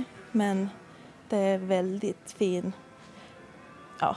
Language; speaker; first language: Swedish; non-native, fluent; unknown